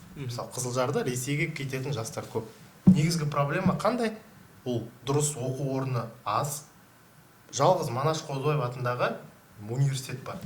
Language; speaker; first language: Kazakh; native; Kazakh